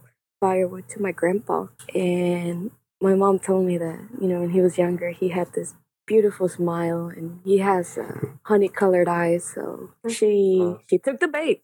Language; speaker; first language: English; non-native, fluent; Spanish